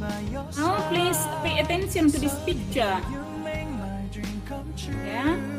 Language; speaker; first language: English; non-native, learner; Indonesian